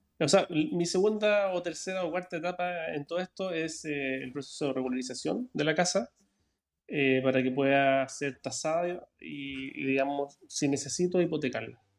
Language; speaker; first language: Spanish; native; Spanish